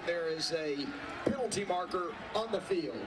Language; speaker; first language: English; native; English